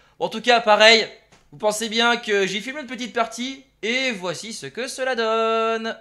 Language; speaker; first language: French; native; French